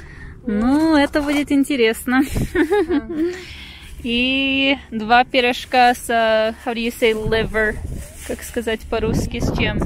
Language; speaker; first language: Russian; non-native, fluent; English